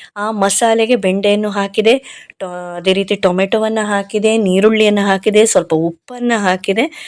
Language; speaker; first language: Kannada; non-native, local second language; Konkani